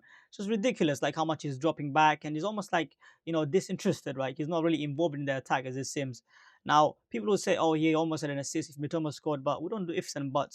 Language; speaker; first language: English; native; English